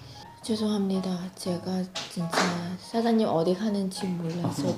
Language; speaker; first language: Korean; non-native, learner; Vietnamese